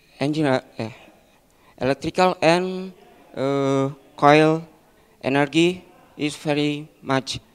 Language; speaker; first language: English; non-native, learner; Indonesian